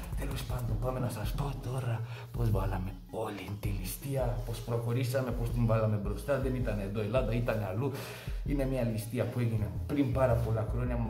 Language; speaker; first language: Greek; non-native, fluent; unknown